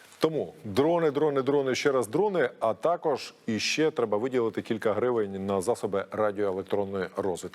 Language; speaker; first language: Ukrainian; native; Ukrainian